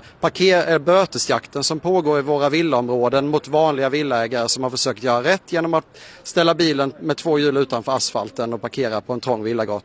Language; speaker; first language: Swedish; native; Swedish